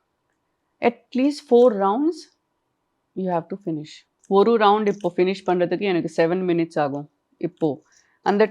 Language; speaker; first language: Tamil; non-native, local second language; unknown